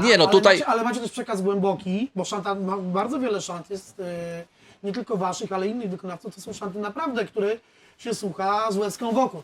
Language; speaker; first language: Polish; native; Polish